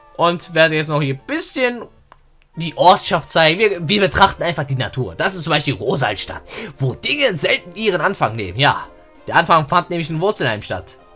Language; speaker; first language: German; early bilingual, other home language; Turkish